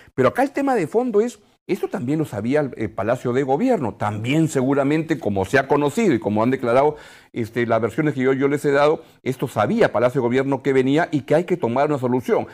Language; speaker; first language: Spanish; native; Spanish